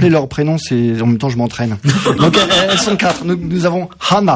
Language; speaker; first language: French; native; French